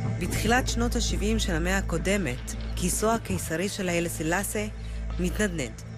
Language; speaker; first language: Hebrew; native; Hebrew